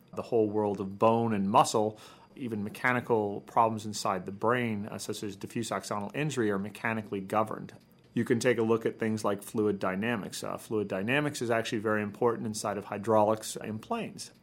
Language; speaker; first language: English; native; English